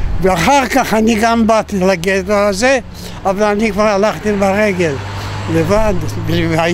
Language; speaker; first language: Hebrew; non-native, fluent; Yiddish